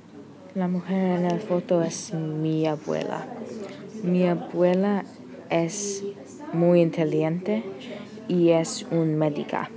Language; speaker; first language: Spanish; non-native, learner; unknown